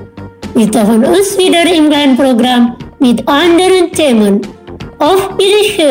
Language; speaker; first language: German; non-native, fluent; Indonesian